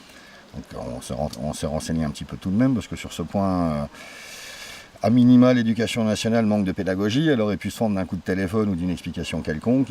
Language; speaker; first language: French; native; French